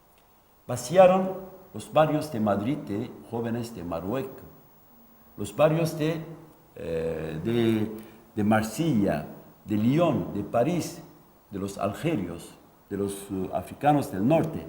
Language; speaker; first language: Spanish; non-native, local second language; Kurdish